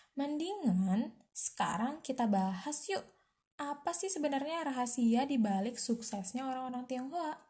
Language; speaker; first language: Indonesian; native; Indonesian